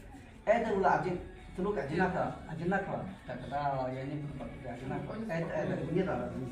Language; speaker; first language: Russian; non-native, learner; Tajik